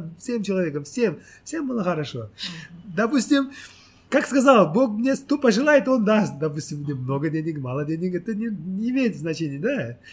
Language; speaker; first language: Russian; non-native, local second language; Tajik